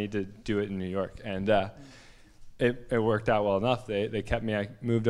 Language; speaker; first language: English; native; English